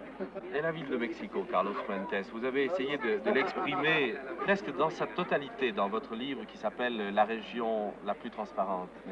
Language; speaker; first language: French; native; French